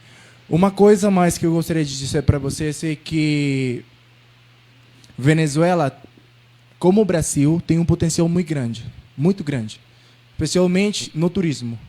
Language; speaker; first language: Portuguese; non-native, fluent; Spanish